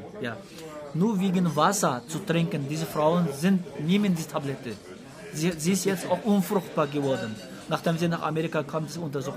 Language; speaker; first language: German; non-native, learner; Uyghur